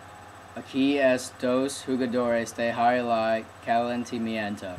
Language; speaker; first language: Spanish; non-native, learner; English